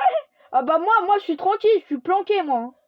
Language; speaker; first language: French; native; French